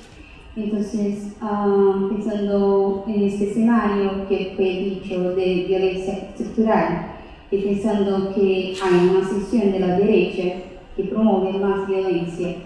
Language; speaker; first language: Spanish; non-native, fluent; Portuguese